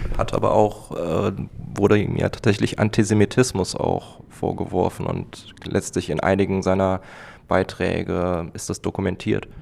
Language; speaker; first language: German; native; German